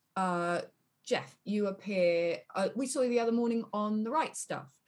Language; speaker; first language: English; native; English